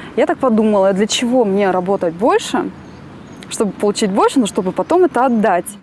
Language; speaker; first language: Russian; native; Russian